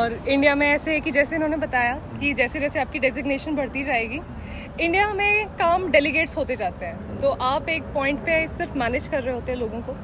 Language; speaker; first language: Hindi; native; Hindi